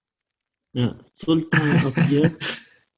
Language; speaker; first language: English; non-native, learner; Spanish